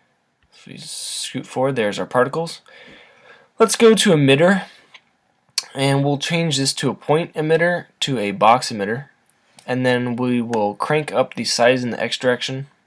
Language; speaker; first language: English; native; English